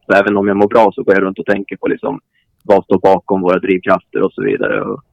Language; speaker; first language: Swedish; native; Swedish